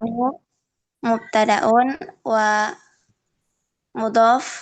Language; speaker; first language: Arabic; non-native, learner; Indonesian